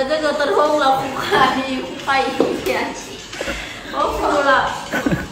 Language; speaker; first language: Chinese; non-native, learner; Lao